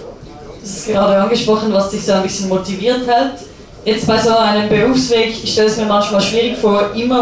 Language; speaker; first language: German; native; German